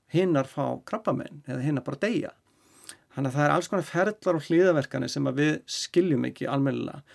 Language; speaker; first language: Icelandic; native; Icelandic